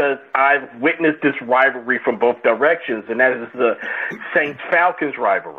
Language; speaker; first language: English; native; English